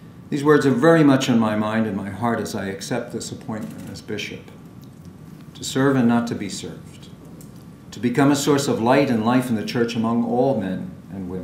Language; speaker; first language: English; native; English